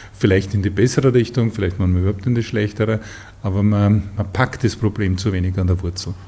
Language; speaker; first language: German; native; German